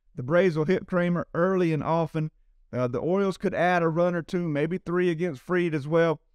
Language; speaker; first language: English; native; English